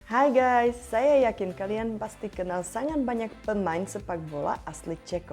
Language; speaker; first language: Indonesian; non-native, fluent; Czech